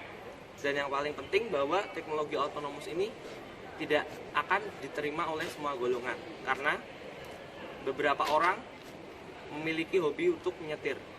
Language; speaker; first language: Indonesian; native; Indonesian